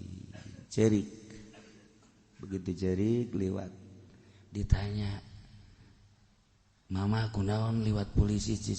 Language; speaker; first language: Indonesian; non-native, local second language; Sundanese